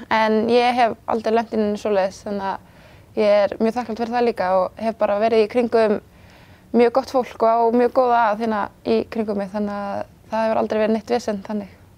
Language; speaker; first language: Icelandic; native; Icelandic